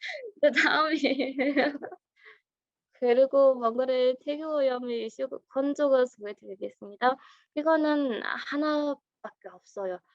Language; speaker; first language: Korean; non-native, learner; Mongolian